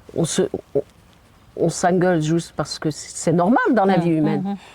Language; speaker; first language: French; non-native, fluent; Mongolian